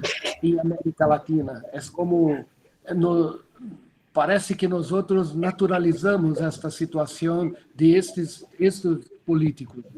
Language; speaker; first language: Spanish; non-native, learner; Portuguese